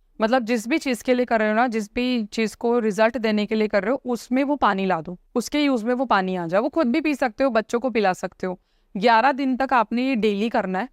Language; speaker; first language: Hindi; native; Hindi